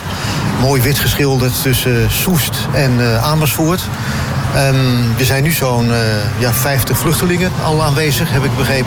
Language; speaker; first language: Dutch; native; Dutch